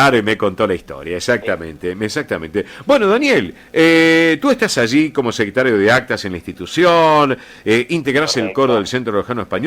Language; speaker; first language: Spanish; native; Spanish